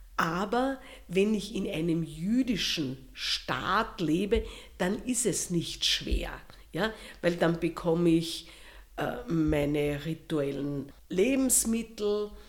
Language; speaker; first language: German; native; German